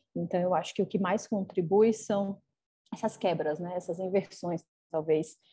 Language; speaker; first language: Portuguese; native; Portuguese